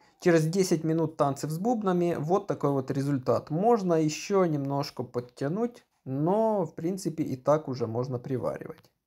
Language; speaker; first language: Russian; non-native, local second language; Ukrainian